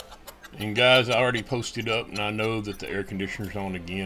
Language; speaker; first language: English; native; English